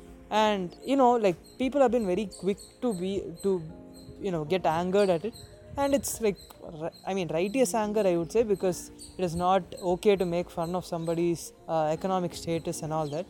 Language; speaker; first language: English; non-native, local second language; Tamil